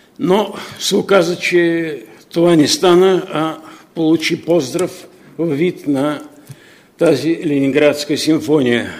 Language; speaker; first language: Bulgarian; non-native, fluent; Russian